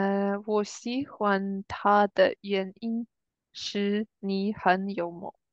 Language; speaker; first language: Chinese; non-native, learner; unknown